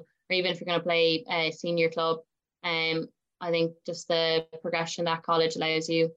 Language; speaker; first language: English; native; English